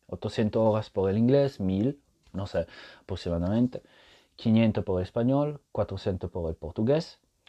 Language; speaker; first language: Spanish; non-native, fluent; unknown